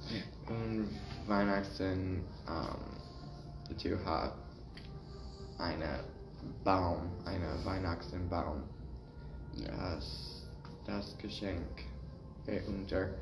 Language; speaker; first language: German; non-native, learner; English